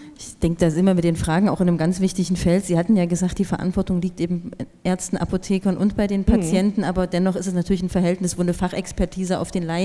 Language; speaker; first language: German; native; German